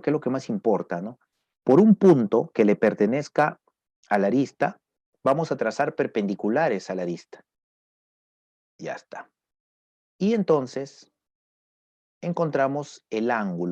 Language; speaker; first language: Spanish; native; Spanish